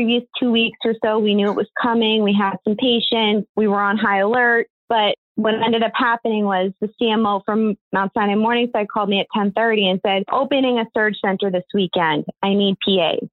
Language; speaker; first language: English; native; English